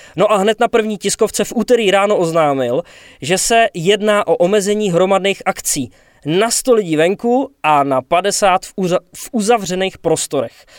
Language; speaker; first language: Czech; native; Czech